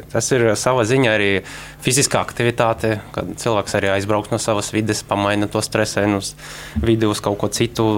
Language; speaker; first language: Latvian; non-native, local second language; Russian